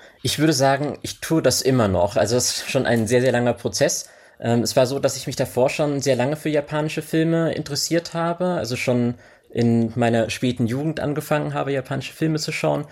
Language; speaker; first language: German; native; German